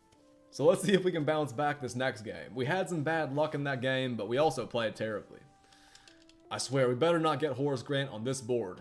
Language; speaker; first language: English; native; English